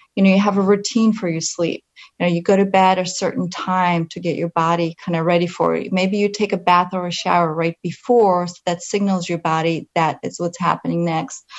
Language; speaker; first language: English; non-native, fluent; Polish